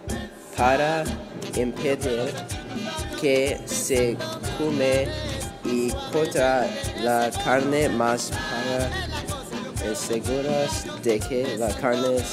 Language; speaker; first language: Spanish; non-native, learner; English